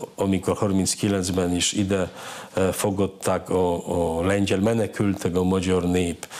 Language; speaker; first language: Hungarian; non-native, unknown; Polish